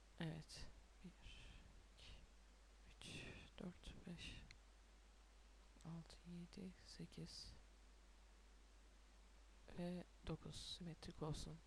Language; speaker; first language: Turkish; native; Turkish